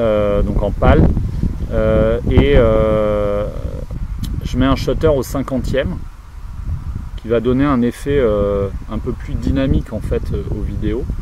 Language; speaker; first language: French; native; French